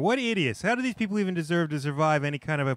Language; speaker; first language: English; native; English